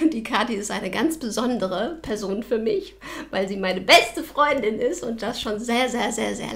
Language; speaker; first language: German; native; German